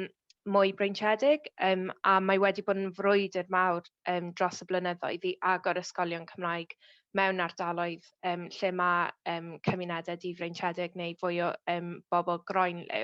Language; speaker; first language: Welsh; native; Welsh